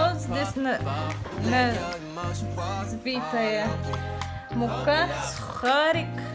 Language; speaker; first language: Russian; non-native, learner; Tajik